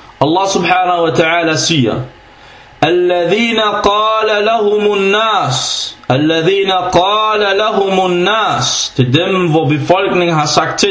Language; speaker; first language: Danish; non-native, fluent; Arabic